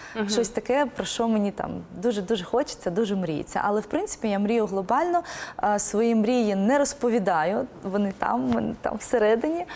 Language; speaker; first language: Ukrainian; non-native, local second language; Russian